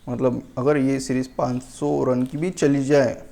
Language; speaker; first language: Hindi; non-native, local second language; Marathi